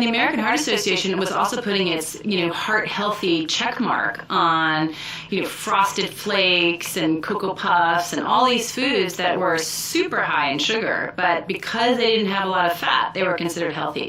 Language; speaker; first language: English; native; English